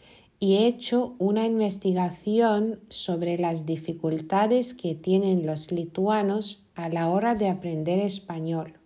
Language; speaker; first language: Spanish; non-native, fluent; Lithuanian